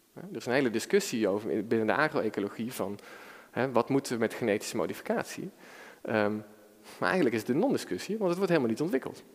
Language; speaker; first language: Dutch; native; Dutch